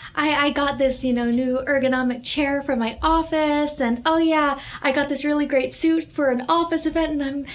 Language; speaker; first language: English; native; English